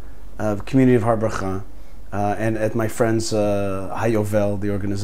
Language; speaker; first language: English; early bilingual, other home language; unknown